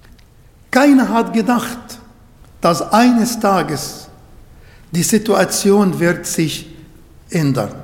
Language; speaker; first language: German; non-native, fluent; Arabic